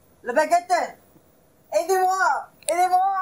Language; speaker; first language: French; non-native, learner; English